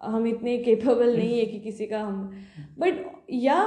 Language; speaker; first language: Hindi; non-native, local second language; Bangla